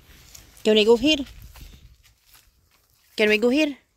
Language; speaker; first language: English; non-native, learner; Filipino